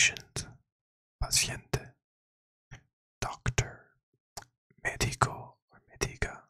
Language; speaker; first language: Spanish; non-native, learner; English